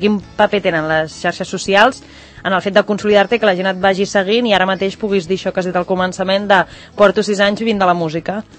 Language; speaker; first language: Catalan; native; Catalan